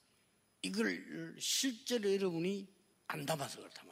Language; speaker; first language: Korean; native; Korean